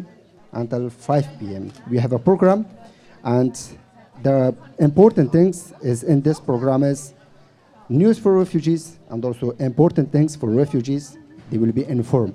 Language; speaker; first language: English; non-native, learner; Persian